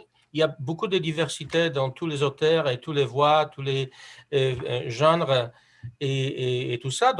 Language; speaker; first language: French; non-native, fluent; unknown